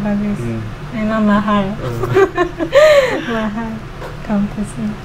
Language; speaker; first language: Indonesian; non-native, learner; Japanese